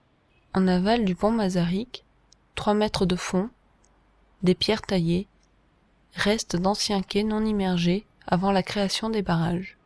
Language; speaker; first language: French; native; French